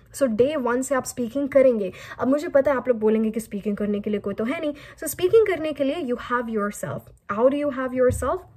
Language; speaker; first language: Hindi; native; Hindi